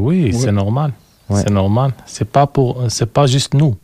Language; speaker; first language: French; non-native, learner; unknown